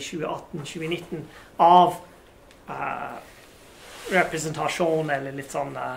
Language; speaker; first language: Norwegian; non-native, fluent; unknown